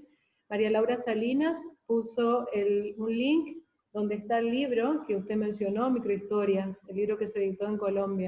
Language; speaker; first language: Spanish; native; Spanish